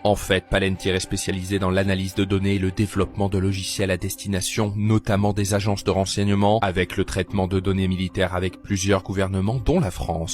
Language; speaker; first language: French; native; French